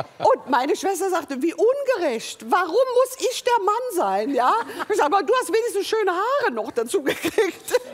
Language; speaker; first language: German; early bilingual, other home language; English